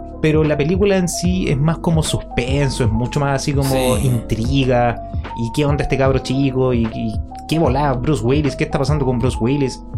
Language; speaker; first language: Spanish; native; Spanish